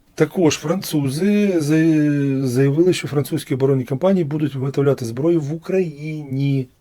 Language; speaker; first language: Ukrainian; non-native, local second language; Russian